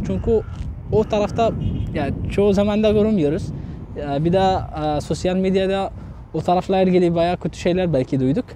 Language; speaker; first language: Turkish; non-native, fluent; Arabic